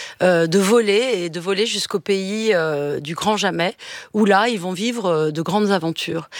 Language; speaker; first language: French; native; French